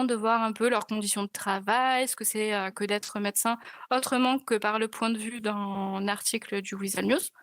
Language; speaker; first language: French; native; French